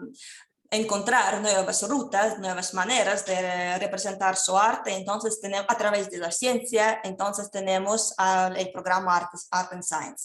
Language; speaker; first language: Spanish; non-native, fluent; Russian